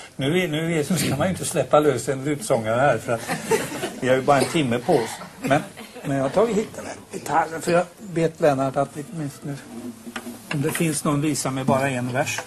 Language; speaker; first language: Swedish; native; Swedish